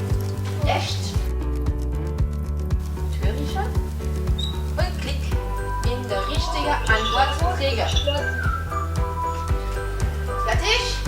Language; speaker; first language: German; non-native, learner; French